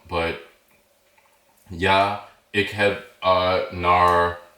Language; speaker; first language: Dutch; non-native, learner; English